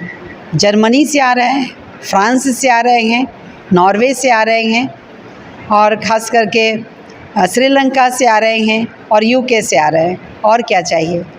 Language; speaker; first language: Hindi; native; Hindi